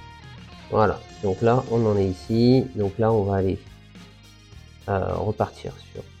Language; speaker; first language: French; native; French